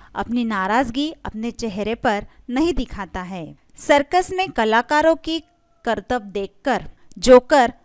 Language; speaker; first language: Hindi; non-native, local second language; Marathi